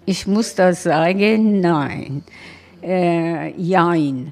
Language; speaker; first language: German; non-native, learner; Persian